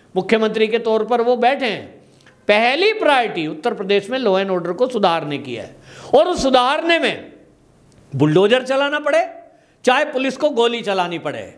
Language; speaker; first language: Hindi; native; Hindi